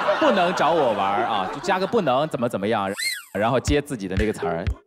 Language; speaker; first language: Chinese; native; Chinese